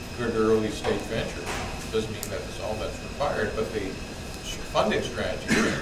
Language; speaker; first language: English; native; English